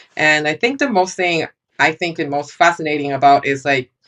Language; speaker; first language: English; non-native, fluent; Chinese